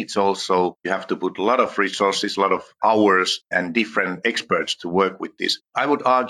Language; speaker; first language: English; non-native, fluent; Finnish